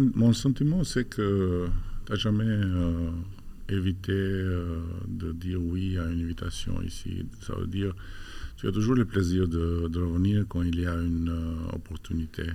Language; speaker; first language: French; non-native, fluent; Albanian